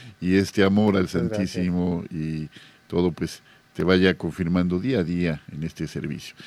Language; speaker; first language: Spanish; native; Spanish